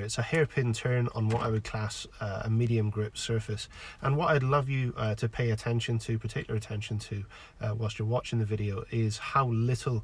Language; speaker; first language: English; native; English